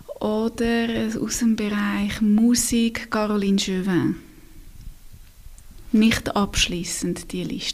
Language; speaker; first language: German; native; German